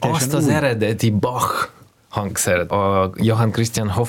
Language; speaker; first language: Hungarian; non-native, fluent; Russian